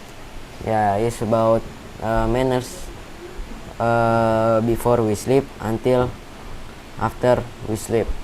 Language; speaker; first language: English; non-native, learner; Indonesian